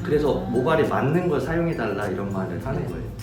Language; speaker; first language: Korean; native; Korean